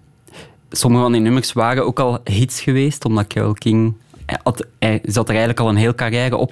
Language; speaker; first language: Dutch; native; Dutch